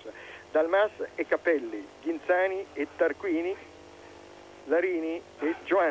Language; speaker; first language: Italian; native; Italian